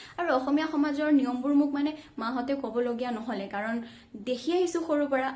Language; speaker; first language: Assamese; non-native, local second language; Nepali